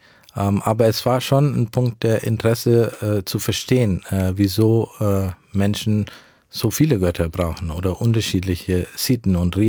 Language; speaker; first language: German; early bilingual, heritage; German